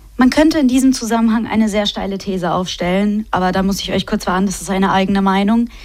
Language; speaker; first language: German; native; German